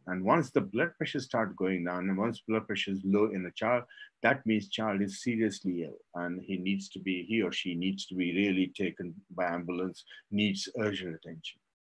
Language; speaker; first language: English; non-native, local second language; Marathi